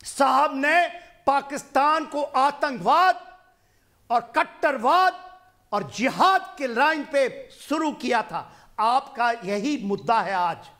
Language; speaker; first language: Hindi; non-native, local second language; Punjabi